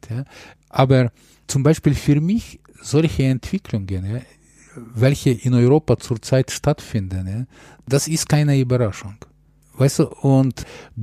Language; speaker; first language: German; non-native, fluent; Ukrainian